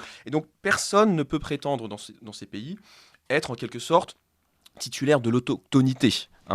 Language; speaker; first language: French; native; French